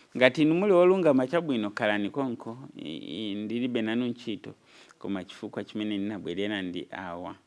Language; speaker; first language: Nyanja; non-native, fluent; Nyankole